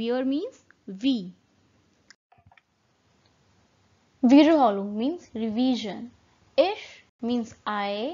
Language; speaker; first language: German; non-native, fluent; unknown